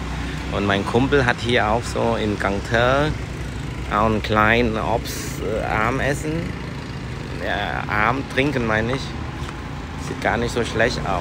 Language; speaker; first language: German; non-native, learner; Vietnamese